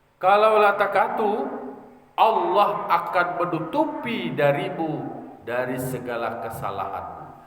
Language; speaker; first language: Malay; non-native, local second language; Minangkabau